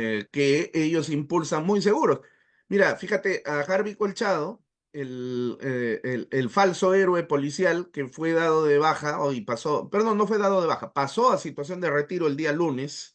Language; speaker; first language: Spanish; native; Spanish